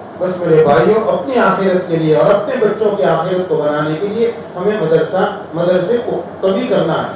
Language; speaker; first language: Urdu; non-native, local second language; Gujarati